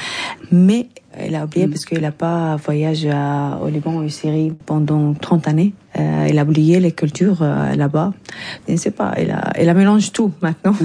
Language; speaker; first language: French; non-native, learner; Arabic